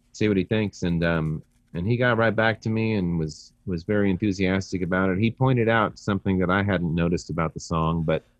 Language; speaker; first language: English; native; English